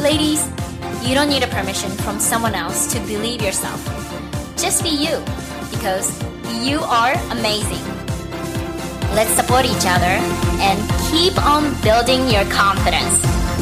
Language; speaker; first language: English; non-native, fluent; Japanese